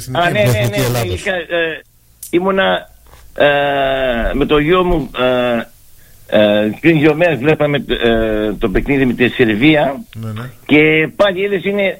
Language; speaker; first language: Greek; early bilingual, heritage; Greek